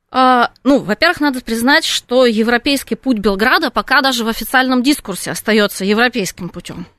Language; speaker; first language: Russian; native; Russian